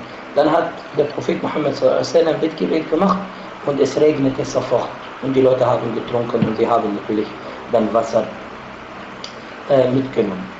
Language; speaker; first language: German; non-native, fluent; Arabic